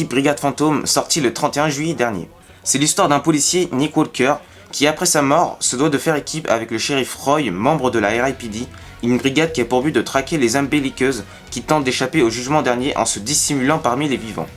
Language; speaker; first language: French; native; French